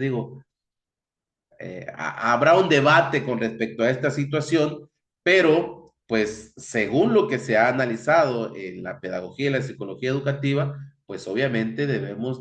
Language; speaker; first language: Spanish; native; Spanish